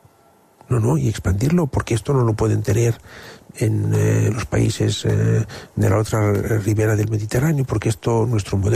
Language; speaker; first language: Spanish; non-native, local second language; Catalan